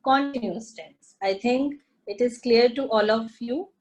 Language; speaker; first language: English; non-native, local second language; Punjabi